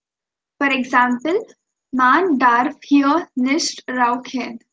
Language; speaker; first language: German; non-native, fluent; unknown